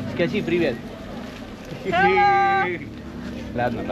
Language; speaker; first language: Russian; non-native, learner; Tamil